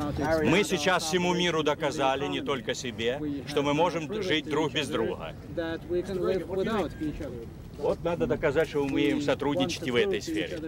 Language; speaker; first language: Russian; native; Russian